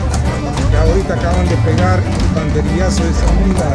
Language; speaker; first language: Spanish; native; Spanish